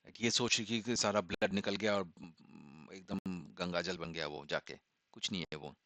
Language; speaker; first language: Hindi; non-native, local second language; Assamese